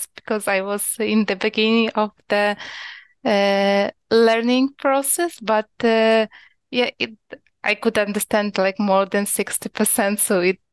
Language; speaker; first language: English; non-native, learner; Ukrainian